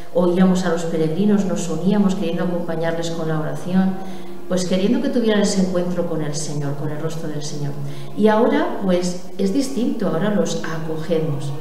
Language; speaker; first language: Spanish; native; Spanish